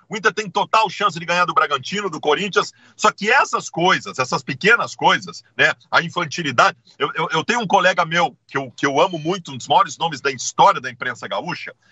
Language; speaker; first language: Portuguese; native; Portuguese